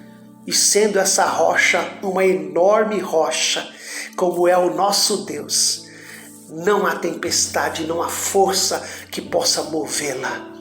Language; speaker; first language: Portuguese; native; Portuguese